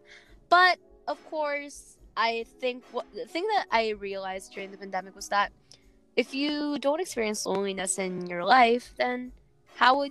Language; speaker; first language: English; non-native, local second language; Filipino